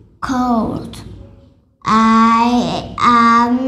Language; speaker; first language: English; non-native, learner; Vietnamese